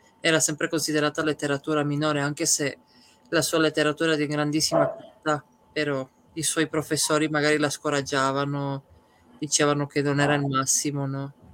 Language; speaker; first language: Italian; early bilingual, other home language; Serbian